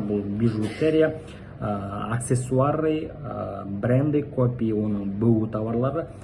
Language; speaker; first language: Russian; non-native, local second language; Kazakh